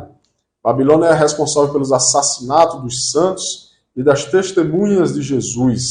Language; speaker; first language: Portuguese; native; Portuguese